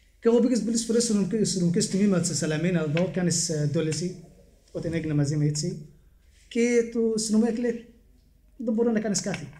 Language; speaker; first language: Greek; non-native, learner; Arabic